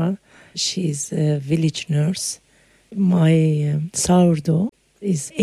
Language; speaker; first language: English; non-native, fluent; Turkish